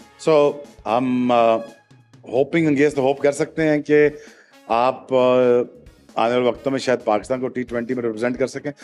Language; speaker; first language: Urdu; non-native, local second language; Punjabi